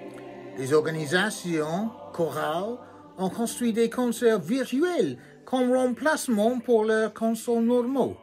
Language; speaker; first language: French; non-native, fluent; English